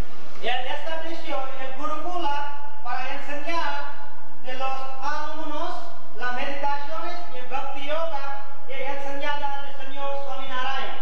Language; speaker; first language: Spanish; non-native, learner; Gujarati